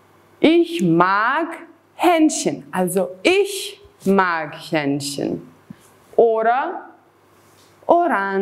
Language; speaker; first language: German; non-native, fluent; Serbian